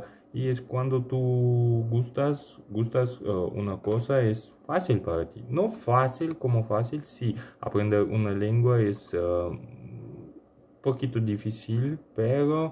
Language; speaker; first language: Spanish; non-native, learner; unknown